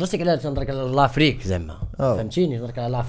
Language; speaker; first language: Arabic; native; Arabic